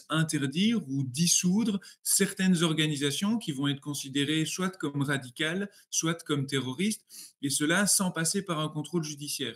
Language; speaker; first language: French; native; French